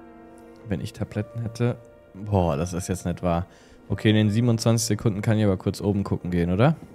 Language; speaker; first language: German; native; German